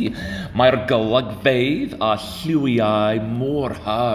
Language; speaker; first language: Welsh; non-native, learner; English